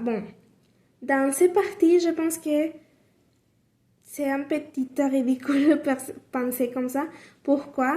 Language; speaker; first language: French; non-native, learner; Spanish